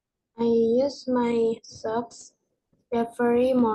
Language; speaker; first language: English; non-native, learner; Indonesian